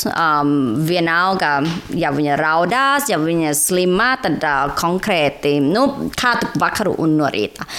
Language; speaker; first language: Latvian; non-native, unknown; Thai